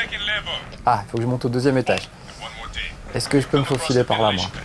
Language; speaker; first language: French; native; French